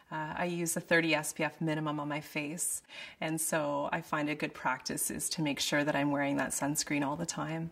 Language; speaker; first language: English; native; English